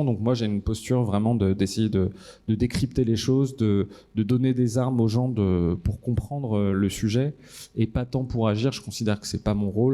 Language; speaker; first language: French; native; French